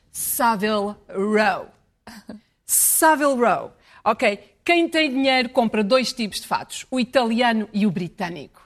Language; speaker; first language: Portuguese; early bilingual, heritage; Portuguese